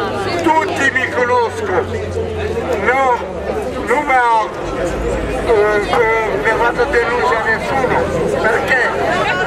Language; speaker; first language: Italian; non-native, learner; Romanian